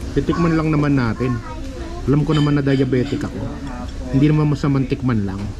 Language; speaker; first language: Filipino; native; Filipino